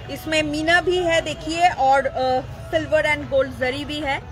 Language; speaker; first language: Hindi; non-native, local second language; Bangla